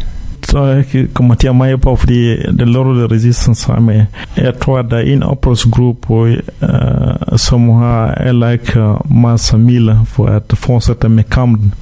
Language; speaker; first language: Danish; non-native, fluent; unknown